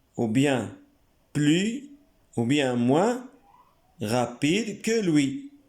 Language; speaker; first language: French; non-native, local second language; Arabic